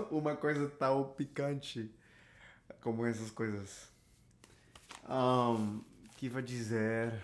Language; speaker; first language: Portuguese; non-native, learner; Spanish